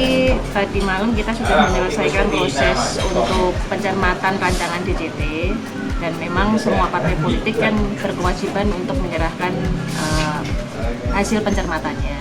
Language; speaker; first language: Indonesian; native; Indonesian